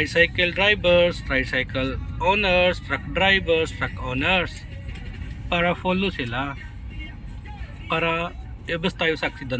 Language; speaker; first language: Filipino; non-native, learner; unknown